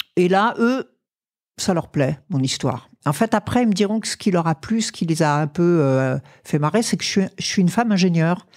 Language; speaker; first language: French; native; French